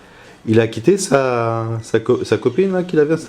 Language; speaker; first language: French; native; French